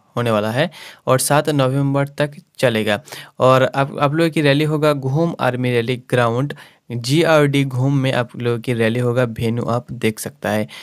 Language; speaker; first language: Hindi; non-native, local second language; Bangla